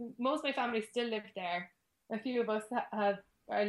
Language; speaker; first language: English; native; English